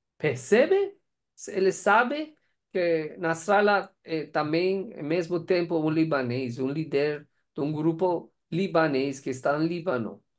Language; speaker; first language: Portuguese; non-native, learner; Persian